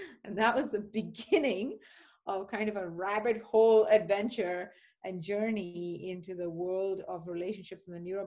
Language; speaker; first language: English; non-native, local second language; Tamil